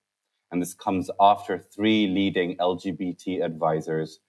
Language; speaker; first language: English; non-native, local second language; Urdu